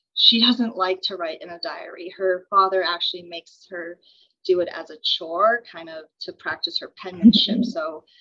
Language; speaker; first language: English; native; English